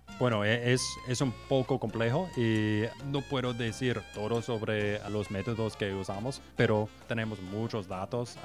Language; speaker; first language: Spanish; non-native, learner; English